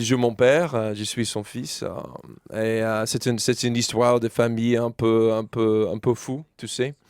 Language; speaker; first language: French; non-native, fluent; English